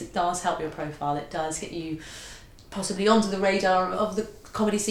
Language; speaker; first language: English; native; English